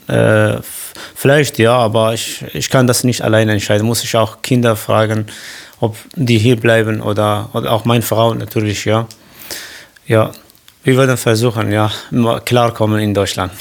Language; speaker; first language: German; non-native, local second language; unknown